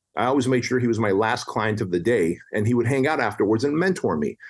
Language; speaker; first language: English; early bilingual, other home language; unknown